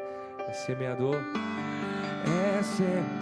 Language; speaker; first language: Portuguese; native; Portuguese